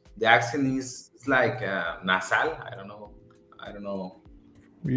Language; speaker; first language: English; non-native, learner; Spanish